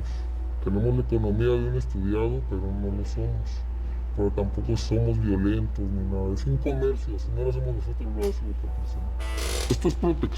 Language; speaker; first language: Spanish; native; Spanish